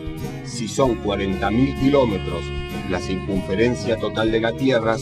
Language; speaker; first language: Spanish; native; Spanish